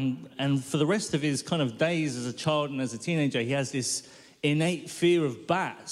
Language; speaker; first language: English; native; English